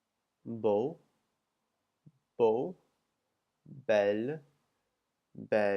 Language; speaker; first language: French; non-native, fluent; English